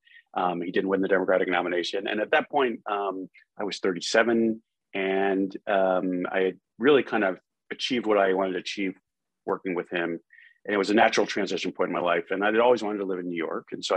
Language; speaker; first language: English; native; English